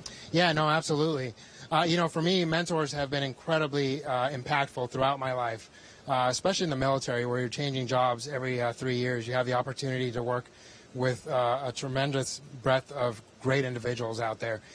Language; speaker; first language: English; early bilingual, other home language; Spanish